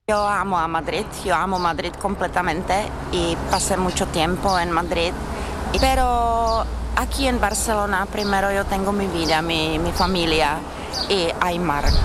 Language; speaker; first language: Spanish; non-native, fluent; Czech